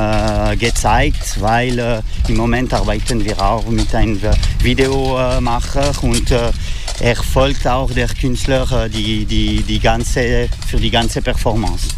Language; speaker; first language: German; non-native, fluent; French